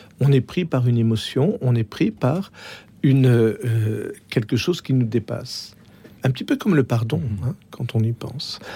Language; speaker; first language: French; native; French